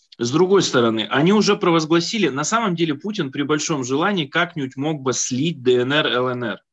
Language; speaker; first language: Russian; native; Russian